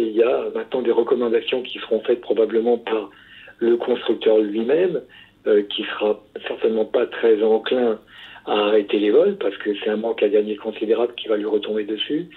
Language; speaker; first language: French; native; French